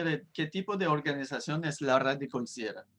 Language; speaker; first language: Spanish; non-native, fluent; French